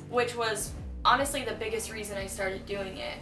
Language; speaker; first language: English; native; English